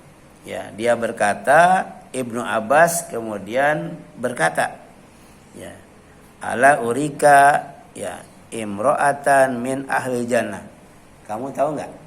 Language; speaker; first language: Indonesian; native; Indonesian